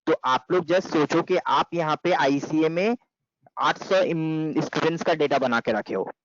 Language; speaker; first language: Hindi; non-native, local second language; Bangla